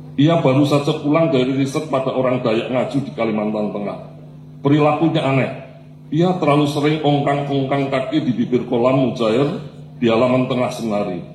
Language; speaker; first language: Indonesian; non-native, local second language; Javanese